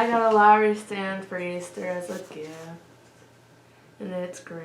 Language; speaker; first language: English; native; English